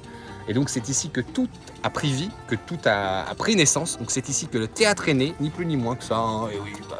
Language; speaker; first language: French; native; French